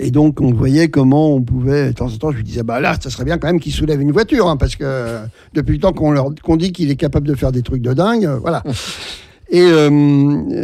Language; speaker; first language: French; native; French